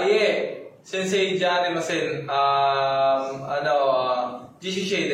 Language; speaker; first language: Japanese; non-native, learner; Filipino